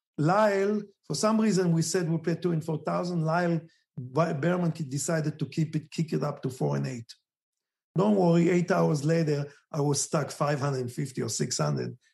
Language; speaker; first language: English; non-native, fluent; Hebrew